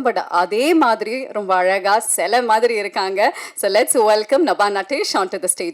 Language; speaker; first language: Tamil; native; Tamil